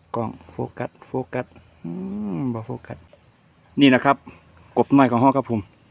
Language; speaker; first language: Thai; native; Thai